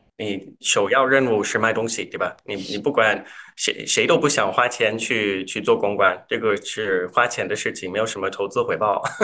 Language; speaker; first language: Chinese; non-native, fluent; English